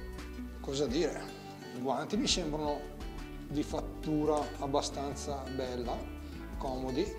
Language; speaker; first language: Italian; native; Italian